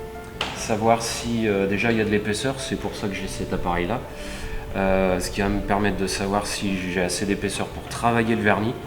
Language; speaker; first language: French; native; French